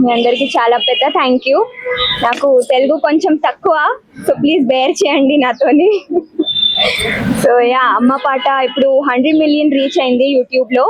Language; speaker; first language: Telugu; early bilingual, heritage; Telugu